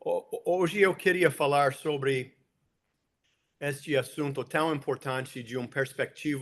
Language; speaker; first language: Portuguese; non-native, fluent; English